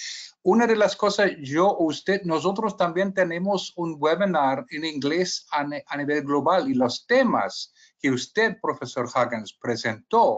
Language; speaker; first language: Spanish; non-native, fluent; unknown